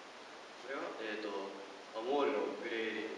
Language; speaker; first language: Japanese; non-native, fluent; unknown